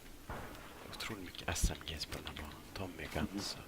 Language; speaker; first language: Swedish; native; Swedish